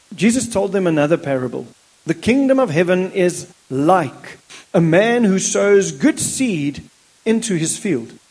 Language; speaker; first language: English; non-native, local second language; Afrikaans